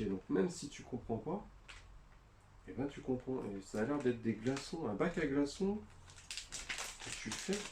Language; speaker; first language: French; native; French